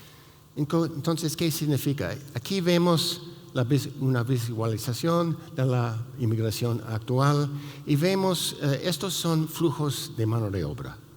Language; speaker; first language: Spanish; non-native, fluent; English